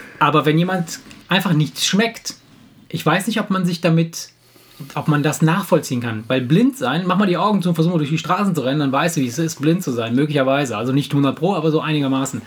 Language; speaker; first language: German; native; German